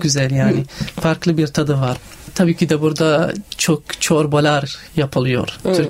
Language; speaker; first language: Turkish; non-native, learner; Arabic